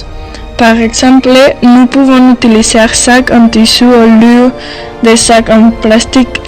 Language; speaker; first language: French; non-native, learner; Spanish